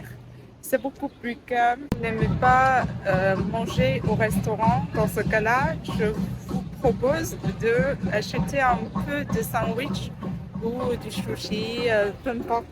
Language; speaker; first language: French; non-native, learner; Vietnamese